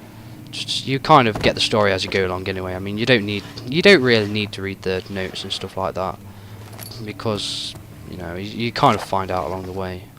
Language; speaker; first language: English; native; English